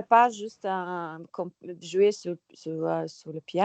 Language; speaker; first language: French; non-native, learner; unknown